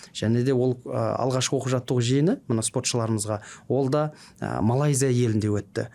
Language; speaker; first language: Kazakh; native; Kazakh